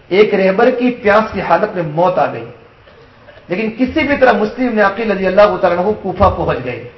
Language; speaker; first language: Urdu; non-native, local second language; Gujarati